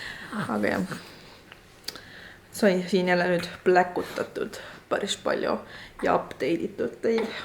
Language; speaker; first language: Estonian; native; Estonian